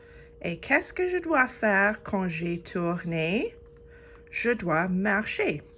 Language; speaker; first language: French; non-native, fluent; English